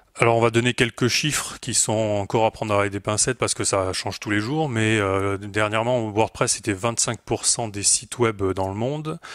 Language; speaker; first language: French; native; French